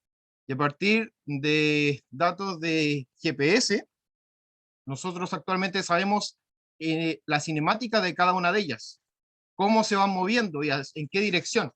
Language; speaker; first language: Spanish; native; Spanish